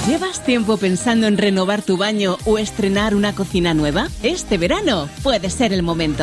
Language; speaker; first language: Spanish; native; Spanish